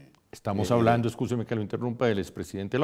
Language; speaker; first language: Spanish; native; Spanish